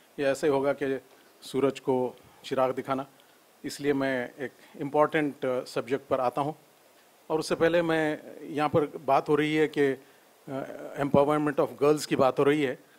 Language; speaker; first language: Urdu; native; Urdu